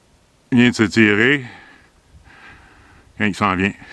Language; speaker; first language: French; native; French